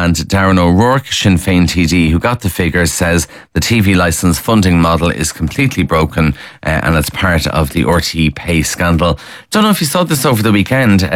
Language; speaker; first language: English; native; English